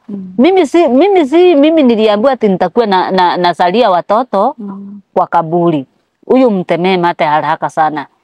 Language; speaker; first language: Swahili; non-native, local second language; Kikuyu